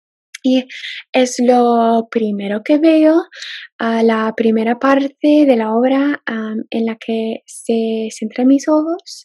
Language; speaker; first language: Spanish; non-native, fluent; English